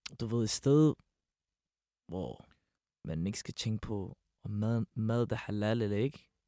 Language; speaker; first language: Danish; early bilingual, other home language; Arabic